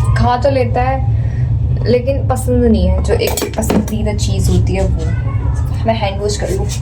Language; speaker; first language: Hindi; native; Hindi